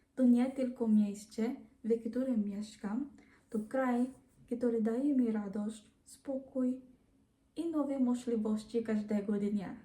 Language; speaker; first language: Polish; non-native, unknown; Hiligaynon